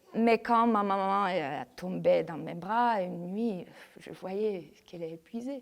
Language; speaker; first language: French; non-native, fluent; Ukrainian